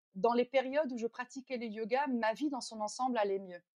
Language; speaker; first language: French; non-native, fluent; Dutch